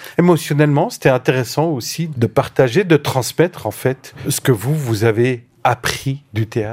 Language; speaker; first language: French; native; French